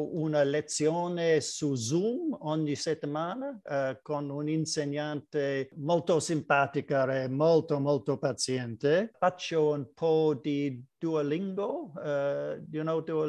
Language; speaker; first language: Italian; non-native, learner; English